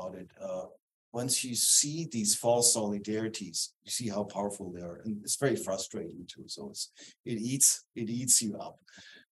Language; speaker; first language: English; non-native, fluent; German